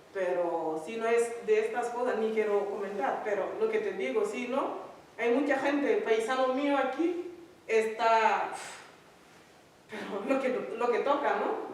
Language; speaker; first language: Spanish; non-native, learner; Fula